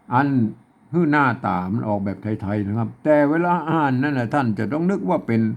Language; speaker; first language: Thai; non-native, local second language; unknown